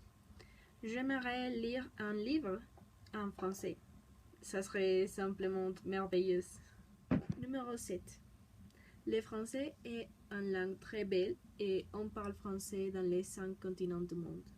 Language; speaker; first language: French; non-native, learner; Spanish